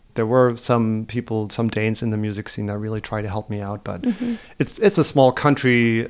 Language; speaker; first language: English; non-native, fluent; German